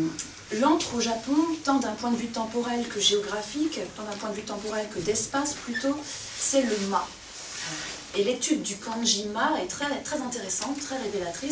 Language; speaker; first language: French; native; French